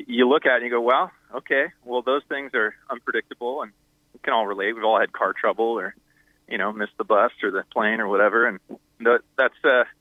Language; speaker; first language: English; native; English